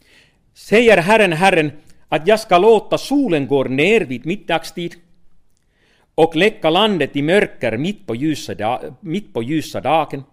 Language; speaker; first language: Swedish; non-native, fluent; Finnish